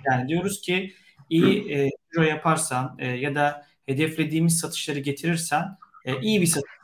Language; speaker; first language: Turkish; native; Turkish